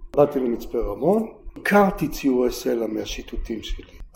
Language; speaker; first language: Hebrew; native; Hebrew